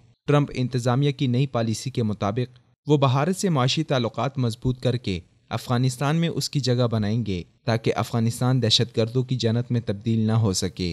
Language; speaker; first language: Urdu; native; Urdu